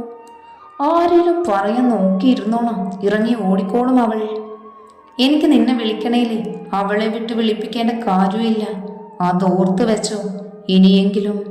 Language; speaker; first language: Malayalam; native; Malayalam